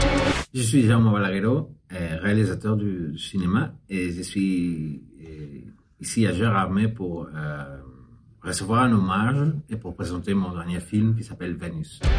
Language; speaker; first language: French; non-native, fluent; Spanish